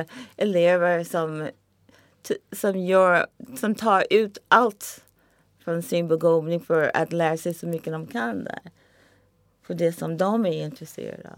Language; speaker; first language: Swedish; non-native, fluent; English